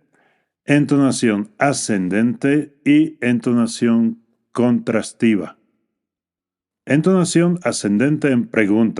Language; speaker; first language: Spanish; non-native, fluent; English